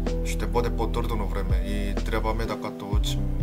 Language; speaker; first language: Bulgarian; non-native, learner; Korean